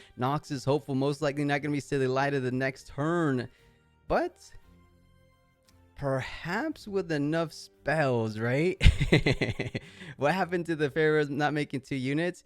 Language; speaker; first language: English; native; English